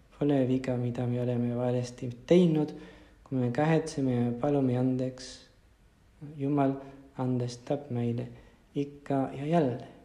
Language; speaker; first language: Estonian; non-native, fluent; Spanish